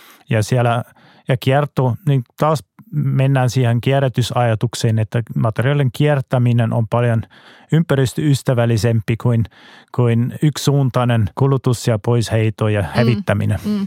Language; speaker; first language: Finnish; non-native, fluent; German